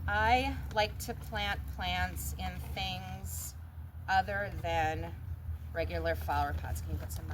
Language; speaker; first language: English; native; English